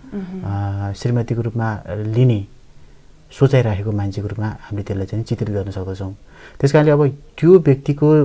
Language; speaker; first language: Nepali; native; Nepali